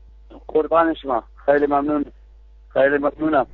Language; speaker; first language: Persian; non-native, local second language; Kurdish